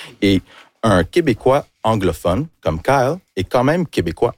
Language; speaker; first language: French; early bilingual, other home language; English